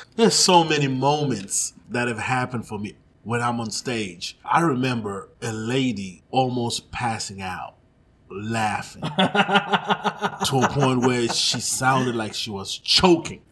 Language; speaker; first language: English; non-native, local second language; Shona